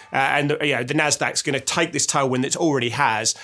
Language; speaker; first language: English; native; English